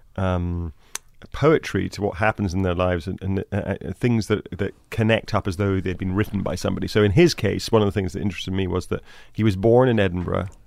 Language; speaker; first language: English; native; English